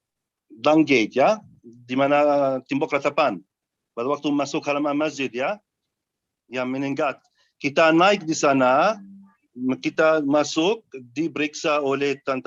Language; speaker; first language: Indonesian; non-native, learner; Arabic